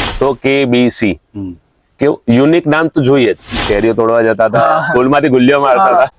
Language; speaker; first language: Gujarati; non-native, local second language; Sindhi